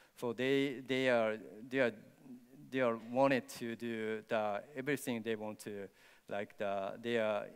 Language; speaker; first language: English; non-native, learner; Japanese